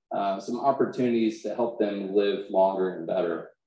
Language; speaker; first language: English; native; English